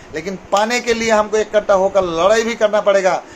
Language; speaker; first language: Hindi; non-native, local second language; Bangla